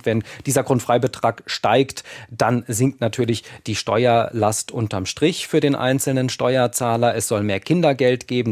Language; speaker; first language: German; native; German